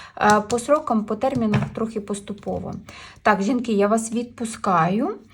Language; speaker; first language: Ukrainian; non-native, local second language; Russian